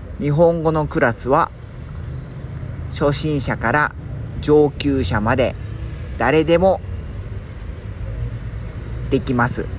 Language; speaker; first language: Japanese; non-native, fluent; Spanish